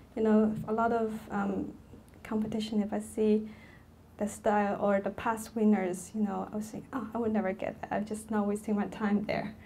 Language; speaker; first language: English; non-native, fluent; Chinese